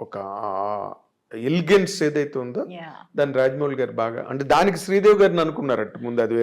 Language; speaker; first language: Telugu; native; Telugu